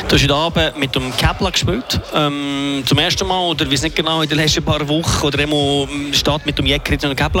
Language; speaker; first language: German; native; German